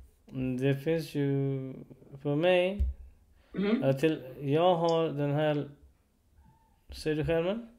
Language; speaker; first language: Swedish; non-native, learner; Urdu